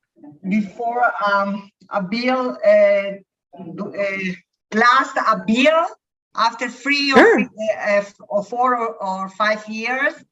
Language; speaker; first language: English; non-native, learner; Italian